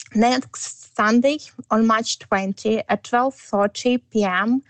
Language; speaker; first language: English; non-native, learner; Ukrainian